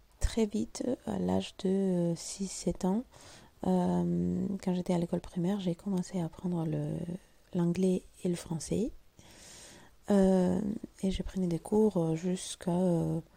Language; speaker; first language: French; non-native, fluent; Greek